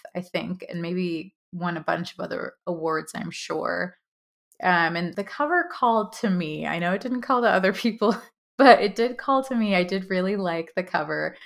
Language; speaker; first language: English; early bilingual, other home language; Hindi